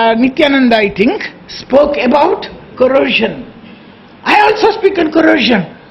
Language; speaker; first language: English; non-native, local second language; Kannada